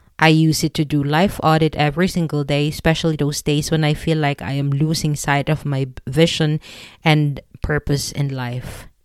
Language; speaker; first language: English; non-native, local second language; Filipino